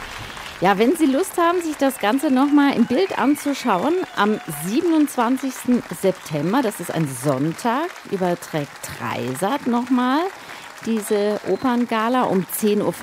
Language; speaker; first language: German; native; German